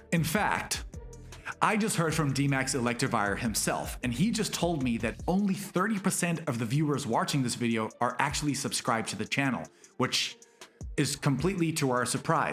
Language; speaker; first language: English; native; English